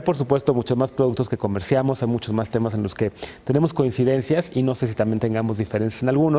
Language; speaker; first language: Spanish; native; Spanish